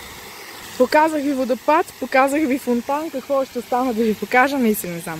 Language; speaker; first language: Bulgarian; native; Bulgarian